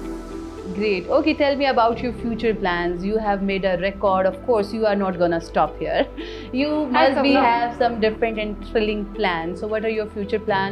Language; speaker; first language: English; non-native, fluent; Urdu